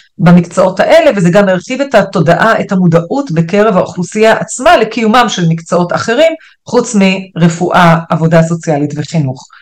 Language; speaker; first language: Hebrew; non-native, local second language; Arabic